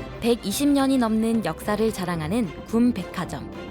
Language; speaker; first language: Korean; native; Korean